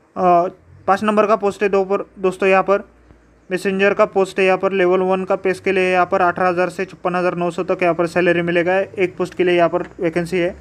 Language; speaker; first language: Hindi; non-native, local second language; Marathi